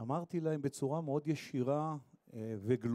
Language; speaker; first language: Hebrew; native; Hebrew